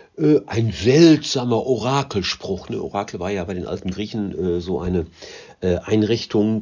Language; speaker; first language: German; native; German